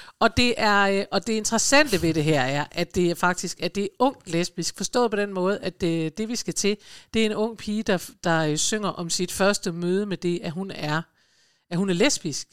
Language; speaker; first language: Danish; native; Danish